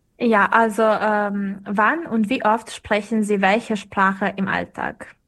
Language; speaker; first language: German; non-native, fluent; Serbian